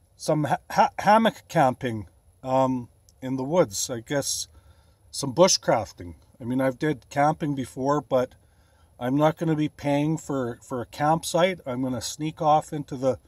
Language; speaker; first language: English; native; English